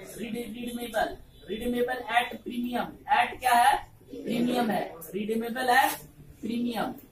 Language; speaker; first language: Hindi; native; Hindi